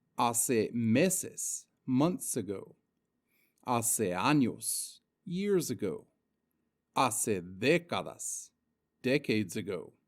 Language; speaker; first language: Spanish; non-native, fluent; English